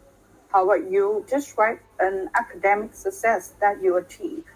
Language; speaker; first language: English; non-native, fluent; Vietnamese